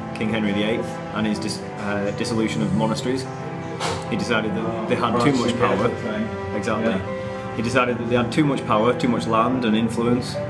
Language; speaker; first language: English; native; English